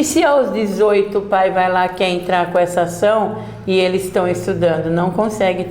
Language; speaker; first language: Portuguese; native; Portuguese